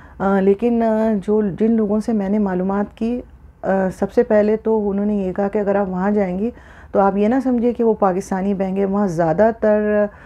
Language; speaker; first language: Urdu; native; Urdu